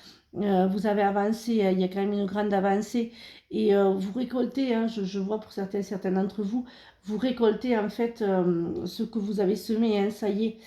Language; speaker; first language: French; native; French